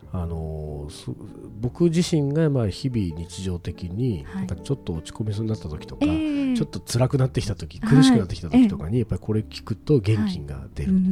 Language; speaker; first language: Japanese; native; Japanese